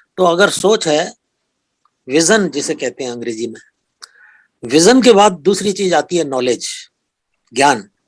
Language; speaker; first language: Hindi; native; Hindi